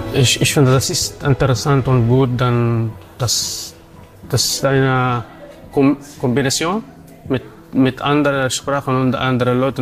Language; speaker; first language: German; non-native, learner; Arabic